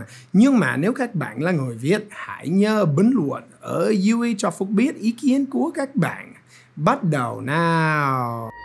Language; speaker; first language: Vietnamese; non-native, fluent; English